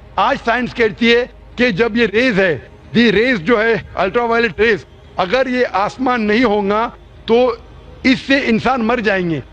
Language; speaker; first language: Urdu; non-native, local second language; Konkani